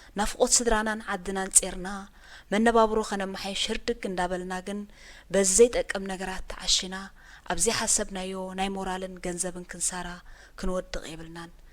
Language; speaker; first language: Tigrinya; native; Tigrinya